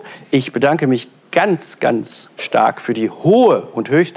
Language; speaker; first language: German; native; German